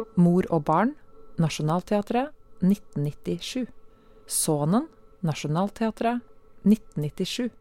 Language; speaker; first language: Norwegian; native; Norwegian